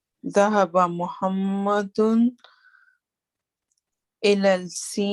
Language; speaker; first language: Arabic; non-native, learner; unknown